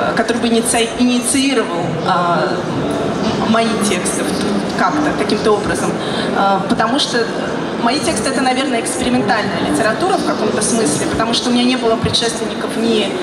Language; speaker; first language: Russian; native; Russian